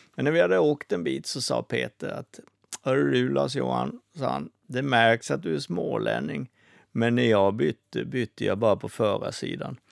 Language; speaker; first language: Swedish; native; Swedish